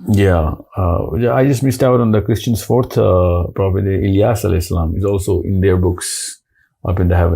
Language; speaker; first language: English; non-native, local second language; Urdu